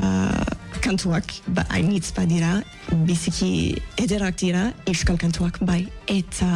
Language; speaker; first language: Basque; non-native, fluent; English